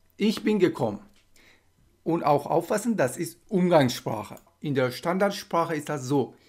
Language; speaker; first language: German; non-native, fluent; Persian